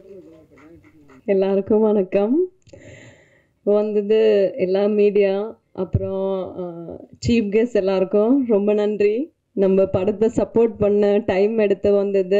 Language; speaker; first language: Tamil; non-native, learner; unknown